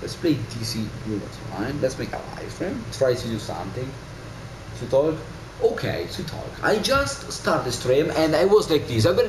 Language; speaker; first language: English; non-native, learner; Italian